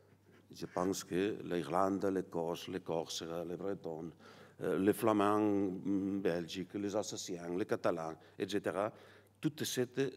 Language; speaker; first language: French; non-native, learner; Catalan